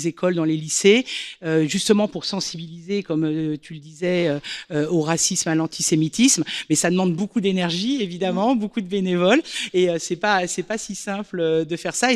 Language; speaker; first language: French; native; French